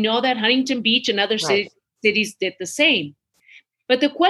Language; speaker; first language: English; early bilingual, other home language; Spanish